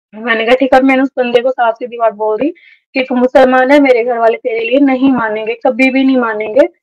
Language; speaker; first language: Hindi; native; Hindi